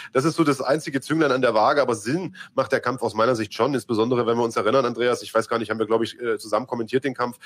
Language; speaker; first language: German; native; German